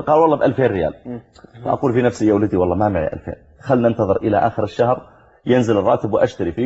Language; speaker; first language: Arabic; native; Arabic